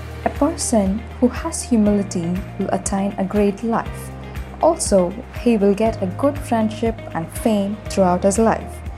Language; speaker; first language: English; non-native, local second language; Tamil